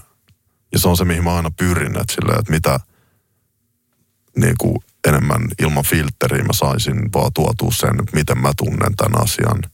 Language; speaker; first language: Finnish; native; Finnish